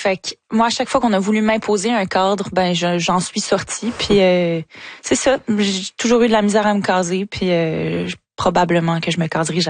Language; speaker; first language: French; native; French